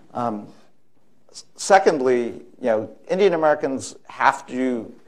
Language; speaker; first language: English; native; English